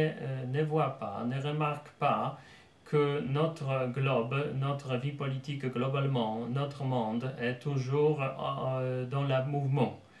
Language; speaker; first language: French; non-native, fluent; Polish